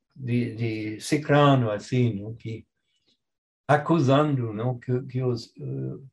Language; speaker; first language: Portuguese; non-native, fluent; English